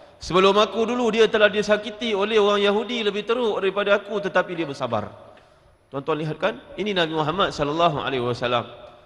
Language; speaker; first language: Malay; native; Malay